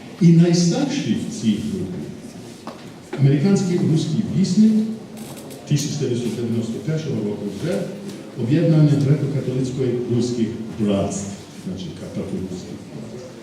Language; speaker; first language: Ukrainian; non-native, fluent; English